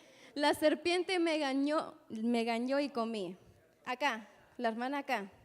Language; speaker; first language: Spanish; native; Spanish